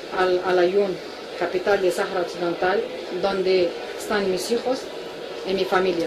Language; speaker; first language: Spanish; non-native, local second language; Arabic